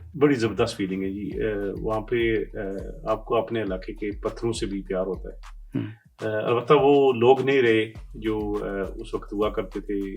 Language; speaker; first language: Urdu; non-native, local second language; Pahari-Potwari